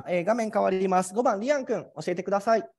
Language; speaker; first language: Japanese; native; Japanese